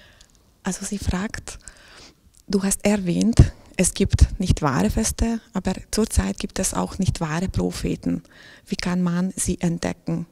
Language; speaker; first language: German; non-native, fluent; Hungarian